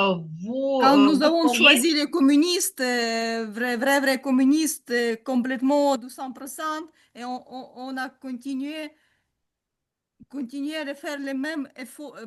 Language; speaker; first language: French; non-native, learner; Ukrainian